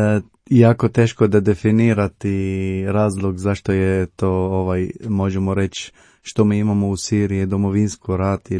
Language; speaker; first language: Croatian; non-native, learner; Arabic